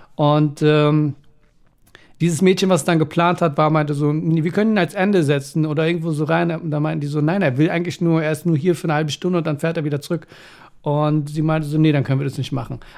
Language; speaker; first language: German; early bilingual, other home language; Persian